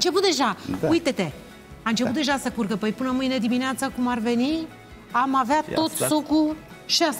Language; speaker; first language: Romanian; native; Romanian